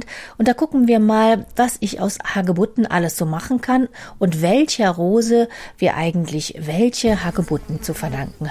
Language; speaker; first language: German; native; German